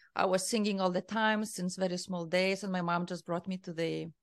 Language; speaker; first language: English; non-native, fluent; Lithuanian